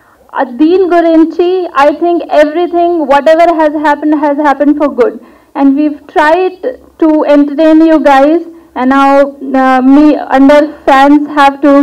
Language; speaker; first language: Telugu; non-native, local second language; Hindi